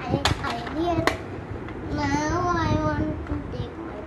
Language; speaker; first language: English; non-native, learner; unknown